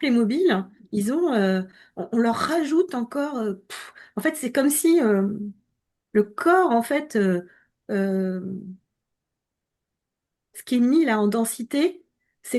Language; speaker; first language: French; native; French